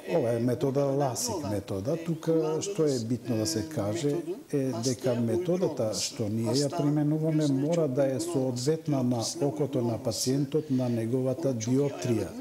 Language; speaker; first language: Macedonian; non-native, local second language; Turkish